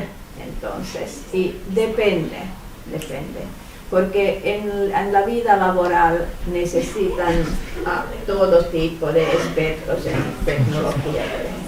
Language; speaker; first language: Spanish; non-native, fluent; Finnish